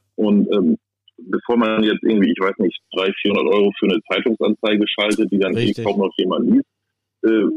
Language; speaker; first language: German; native; German